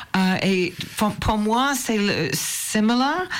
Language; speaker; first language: French; non-native, learner; English